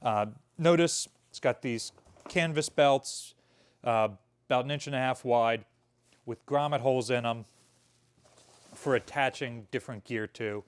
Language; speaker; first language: English; native; English